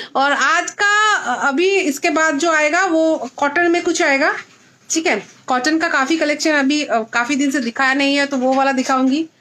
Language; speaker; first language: Hindi; non-native, local second language; Bangla